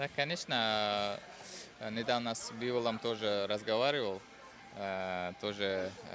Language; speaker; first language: Russian; non-native, fluent; Uzbek